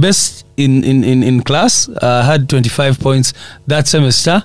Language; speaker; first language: English; non-native, local second language; Nyankole